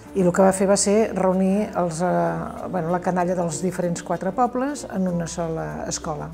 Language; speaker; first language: Catalan; native; Catalan